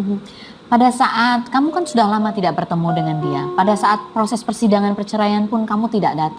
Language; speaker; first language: Indonesian; native; Indonesian